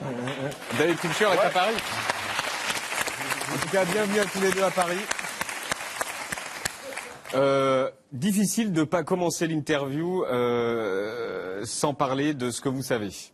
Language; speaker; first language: French; native; French